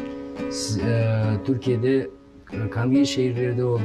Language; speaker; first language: Turkish; non-native, fluent; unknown